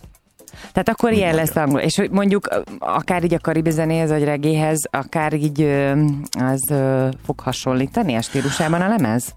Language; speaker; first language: Hungarian; native; Hungarian